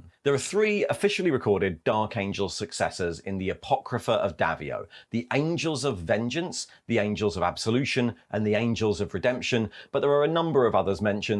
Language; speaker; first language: English; native; English